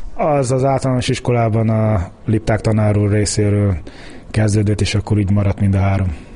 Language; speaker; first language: Hungarian; early bilingual, heritage; Hungarian